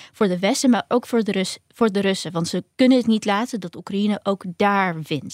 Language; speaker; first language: Dutch; early bilingual, other home language; Ukrainian